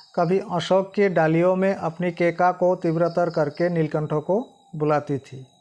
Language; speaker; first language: Hindi; non-native, local second language; Assamese